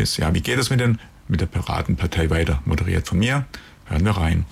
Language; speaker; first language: German; native; German